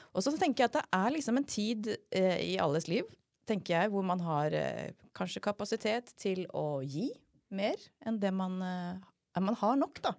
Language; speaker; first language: Norwegian; early bilingual, heritage; Norwegian